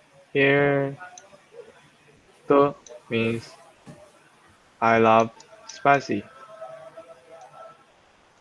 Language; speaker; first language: English; non-native, fluent; Chinese